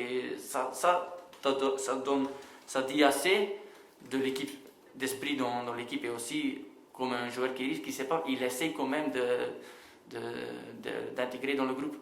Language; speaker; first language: French; non-native, local second language; Dutch